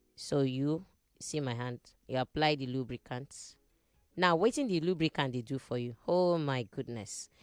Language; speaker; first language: Nigerian Pidgin; non-native, local second language; Igbo